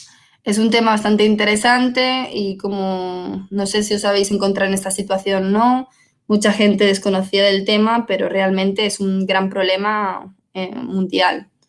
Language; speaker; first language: Spanish; native; Spanish